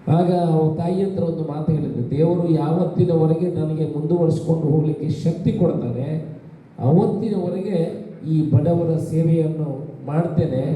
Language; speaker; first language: Kannada; non-native, local second language; Tulu